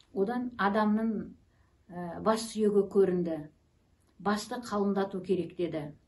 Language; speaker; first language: Kazakh; native; Kazakh